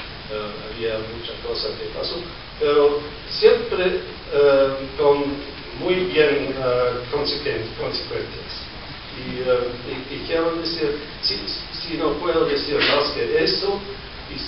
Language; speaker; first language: Spanish; non-native, learner; English